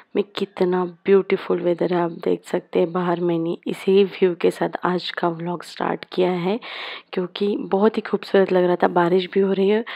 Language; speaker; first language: Hindi; native; Hindi